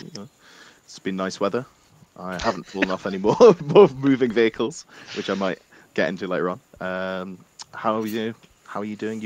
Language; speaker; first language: English; native; English